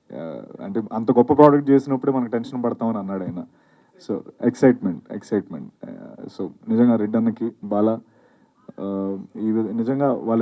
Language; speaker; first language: Telugu; native; Telugu